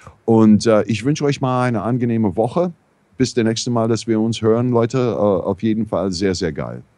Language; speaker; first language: German; non-native, fluent; English